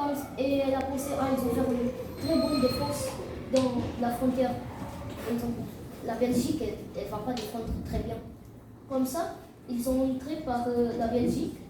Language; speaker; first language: French; non-native, learner; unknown